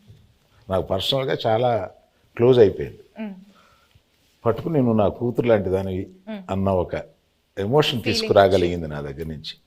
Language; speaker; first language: Telugu; native; Telugu